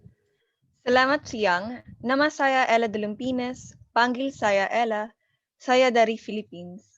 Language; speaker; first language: Indonesian; non-native, learner; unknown